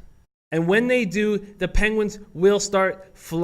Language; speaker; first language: English; native; English